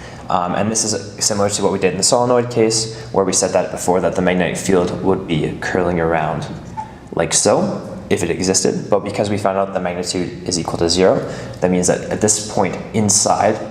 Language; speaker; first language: English; native; English